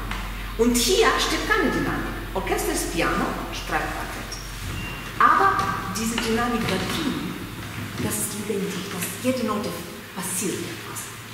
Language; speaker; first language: German; non-native, fluent; Russian